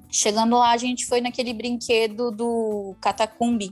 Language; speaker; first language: Portuguese; early bilingual, other home language; Spanish